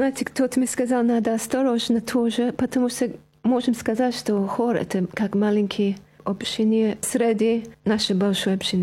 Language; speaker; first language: Russian; non-native, fluent; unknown